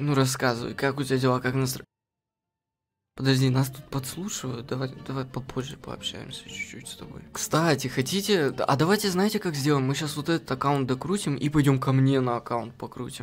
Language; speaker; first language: Russian; native; Russian